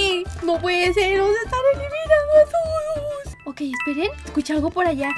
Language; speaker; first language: Spanish; native; Spanish